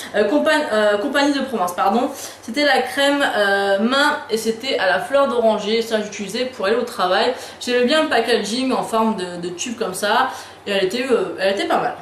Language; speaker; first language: French; native; French